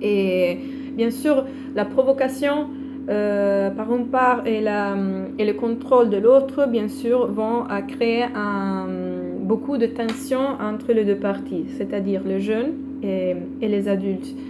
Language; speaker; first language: French; non-native, fluent; Italian